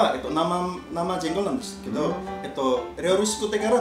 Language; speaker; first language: Japanese; non-native, learner; Indonesian